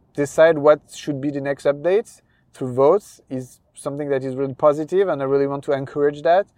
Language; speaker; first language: English; non-native, fluent; French